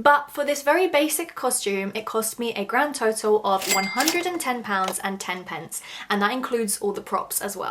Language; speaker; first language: English; native; English